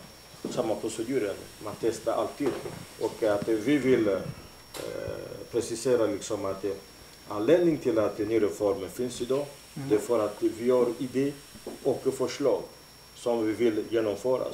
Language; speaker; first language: Swedish; non-native, fluent; Lingala